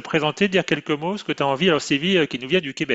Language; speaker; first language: French; native; French